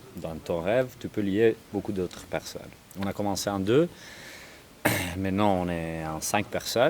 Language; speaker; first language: French; non-native, learner; Italian